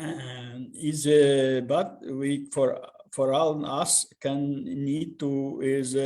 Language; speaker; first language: English; non-native, learner; Albanian